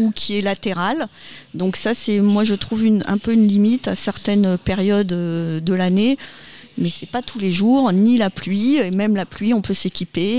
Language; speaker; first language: French; native; French